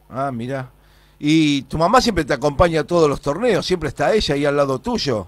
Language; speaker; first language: Spanish; native; Spanish